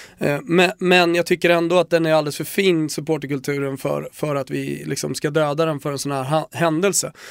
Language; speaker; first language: Swedish; native; Swedish